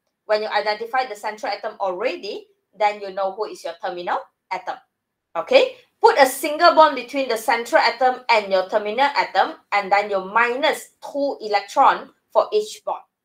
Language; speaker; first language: English; non-native, local second language; Malay